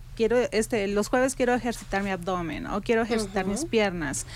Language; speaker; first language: Spanish; native; Spanish